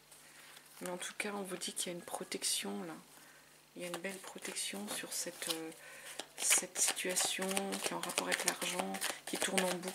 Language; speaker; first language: French; native; French